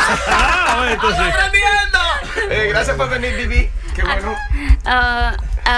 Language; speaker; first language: Spanish; native; Spanish